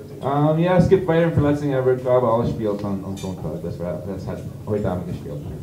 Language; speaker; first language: German; non-native, learner; English